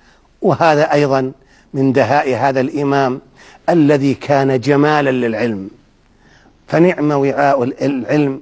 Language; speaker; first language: Arabic; native; Arabic